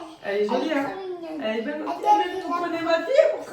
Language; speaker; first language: French; native; French